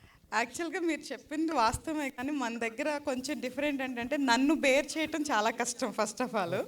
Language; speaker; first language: Telugu; native; Telugu